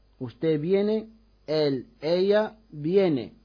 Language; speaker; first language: Spanish; non-native, fluent; Arabic